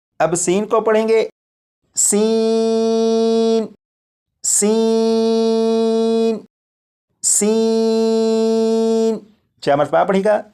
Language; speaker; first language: Urdu; native; Urdu